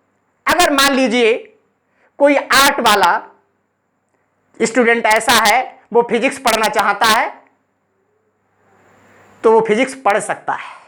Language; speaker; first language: Hindi; native; Hindi